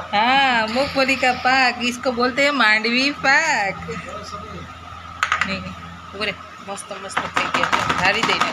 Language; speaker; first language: Hindi; non-native, local second language; Gujarati